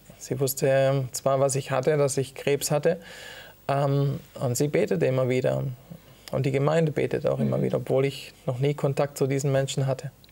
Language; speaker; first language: German; early bilingual, other home language; Italian